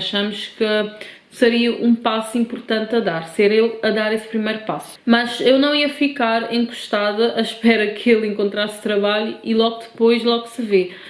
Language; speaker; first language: Portuguese; non-native, local second language; Kabuverdianu